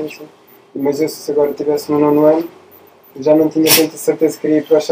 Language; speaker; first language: Portuguese; native; Portuguese